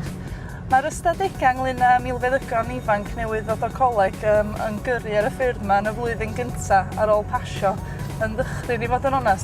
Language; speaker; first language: Welsh; native; Welsh